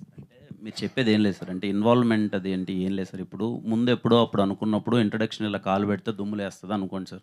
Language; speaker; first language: Telugu; native; Telugu